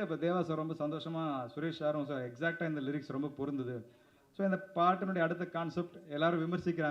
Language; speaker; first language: Tamil; native; Tamil